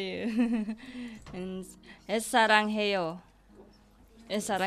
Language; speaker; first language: Catalan; non-native, learner; Indonesian